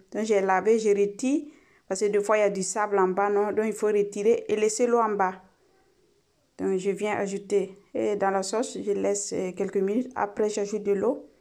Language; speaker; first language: French; non-native, local second language; Mossi